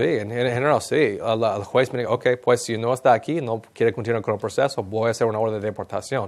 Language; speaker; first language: Spanish; non-native, fluent; English